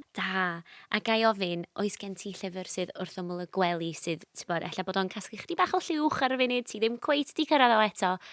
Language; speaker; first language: Welsh; native; Welsh